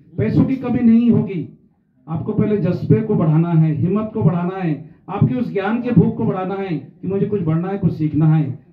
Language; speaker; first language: Hindi; non-native, local second language; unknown